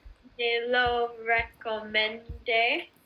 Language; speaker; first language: Spanish; non-native, learner; English